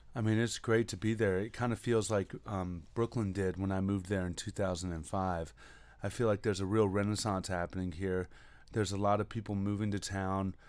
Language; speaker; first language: English; native; English